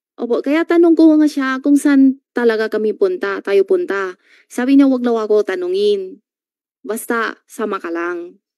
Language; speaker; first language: Filipino; non-native, learner; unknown